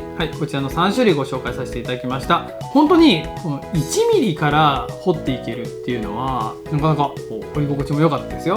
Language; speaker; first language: Japanese; native; Japanese